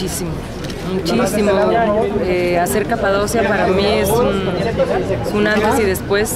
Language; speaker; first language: Spanish; native; Spanish